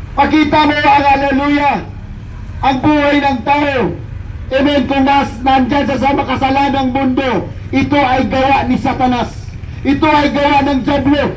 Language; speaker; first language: Filipino; non-native, local second language; Cebuano